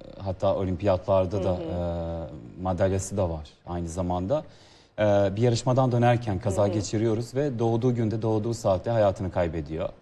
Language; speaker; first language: Turkish; non-native, learner; Serbian